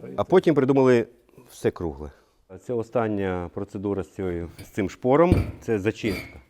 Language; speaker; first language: Ukrainian; non-native, local second language; Russian